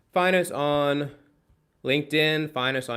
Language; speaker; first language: English; native; English